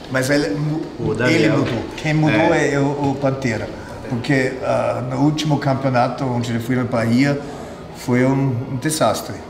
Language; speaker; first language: Portuguese; non-native, fluent; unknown